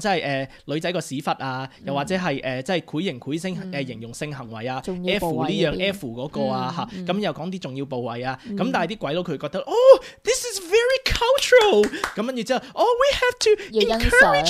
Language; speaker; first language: Cantonese; native; Cantonese